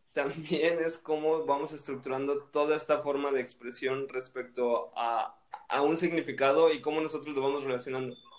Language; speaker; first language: Spanish; native; Spanish